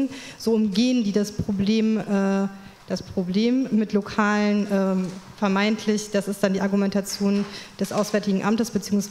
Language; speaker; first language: German; native; German